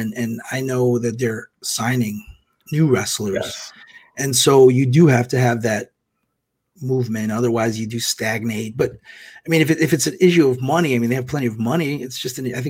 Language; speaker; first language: English; native; English